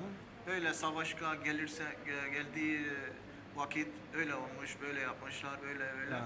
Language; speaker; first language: Turkish; early bilingual, heritage; Armenian